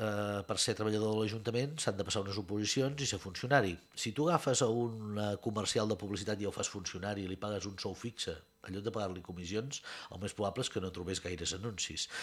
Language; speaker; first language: Catalan; native; Catalan